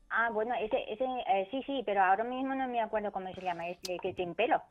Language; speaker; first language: Spanish; non-native, fluent; German